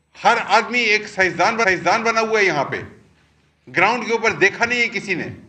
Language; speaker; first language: Urdu; non-native, local second language; Pashto